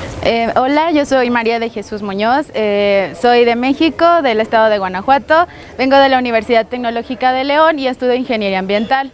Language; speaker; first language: Spanish; native; Spanish